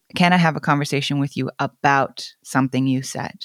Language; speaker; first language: English; non-native, fluent; Korean